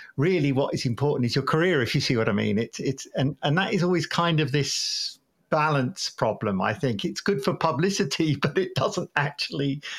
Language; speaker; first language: English; native; English